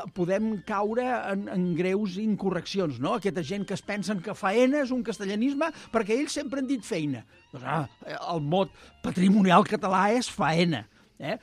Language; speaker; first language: Catalan; native; Catalan